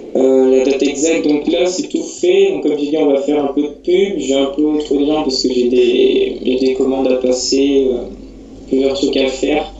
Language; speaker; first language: French; native; French